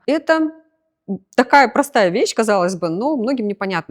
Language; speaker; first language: Russian; native; Russian